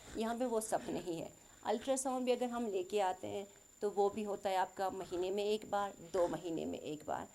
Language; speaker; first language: Urdu; non-native, local second language; Khowar